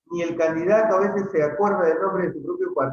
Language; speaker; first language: Spanish; native; Spanish